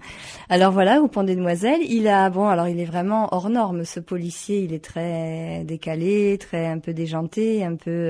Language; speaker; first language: French; native; French